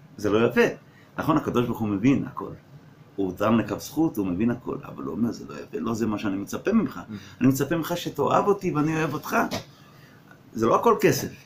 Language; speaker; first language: Hebrew; non-native, fluent; English